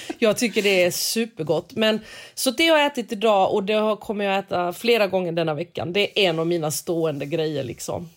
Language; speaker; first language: Swedish; native; Swedish